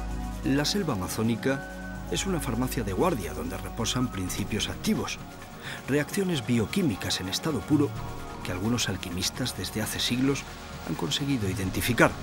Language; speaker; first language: Spanish; native; Spanish